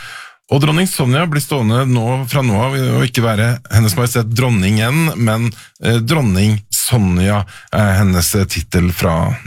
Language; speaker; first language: Norwegian; native; Norwegian